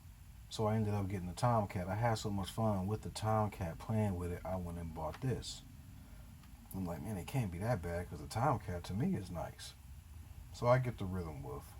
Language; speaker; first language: English; native; English